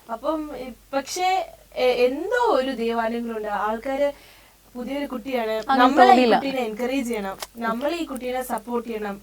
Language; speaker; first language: Malayalam; early bilingual, heritage; Malayalam